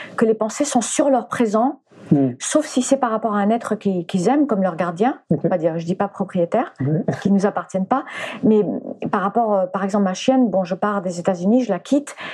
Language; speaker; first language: French; early bilingual, other home language; English